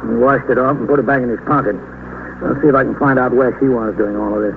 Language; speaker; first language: English; native; English